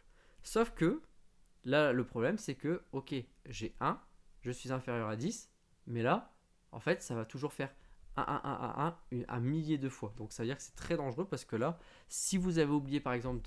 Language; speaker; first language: French; native; French